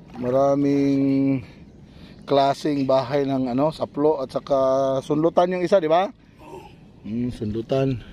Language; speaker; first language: Filipino; non-native, local second language; Cebuano